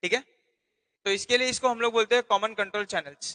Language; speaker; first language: Hindi; non-native, local second language; Marathi